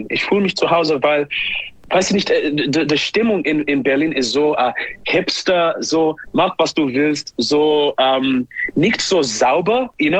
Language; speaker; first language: German; non-native, fluent; English